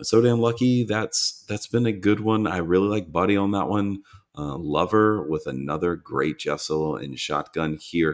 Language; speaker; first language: English; native; English